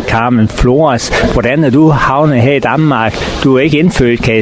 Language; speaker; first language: Danish; native; Danish